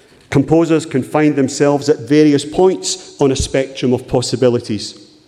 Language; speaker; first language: English; native; English